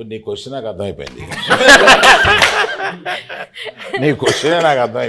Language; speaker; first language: Telugu; native; Telugu